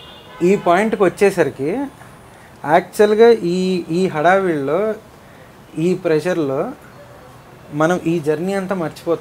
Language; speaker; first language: Telugu; native; Telugu